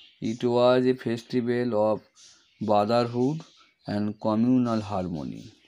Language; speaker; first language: English; non-native, local second language; Bangla